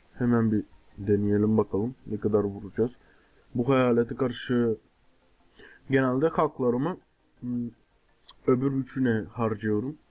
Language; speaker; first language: Turkish; native; Turkish